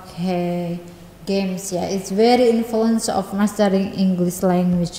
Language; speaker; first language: English; non-native, learner; Indonesian